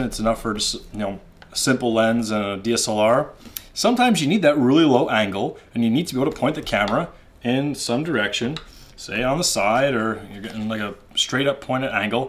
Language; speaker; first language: English; native; English